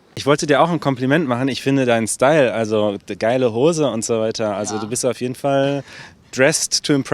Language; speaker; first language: German; native; German